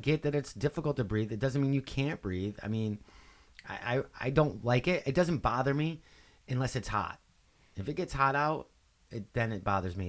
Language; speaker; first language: English; native; English